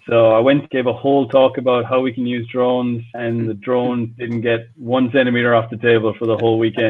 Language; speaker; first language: English; native; English